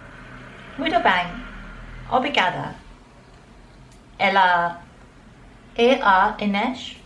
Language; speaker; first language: Portuguese; non-native, learner; Cantonese